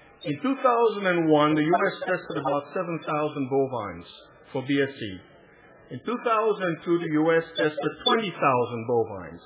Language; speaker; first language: English; non-native, fluent; Dutch